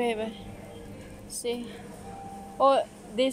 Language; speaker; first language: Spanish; non-native, learner; Filipino